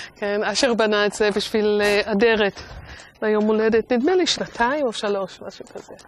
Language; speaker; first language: Hebrew; non-native, fluent; English